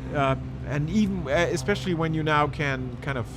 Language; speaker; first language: English; non-native, fluent; German